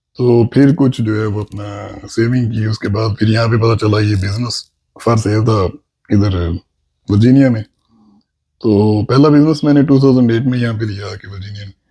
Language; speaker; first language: Urdu; non-native, local second language; Punjabi